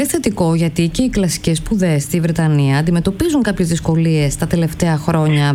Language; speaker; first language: Greek; native; Greek